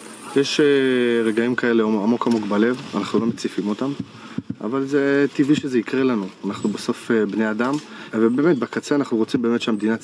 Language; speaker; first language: Hebrew; native; Hebrew